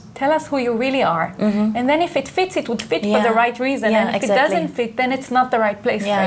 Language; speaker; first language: English; non-native, fluent; Hebrew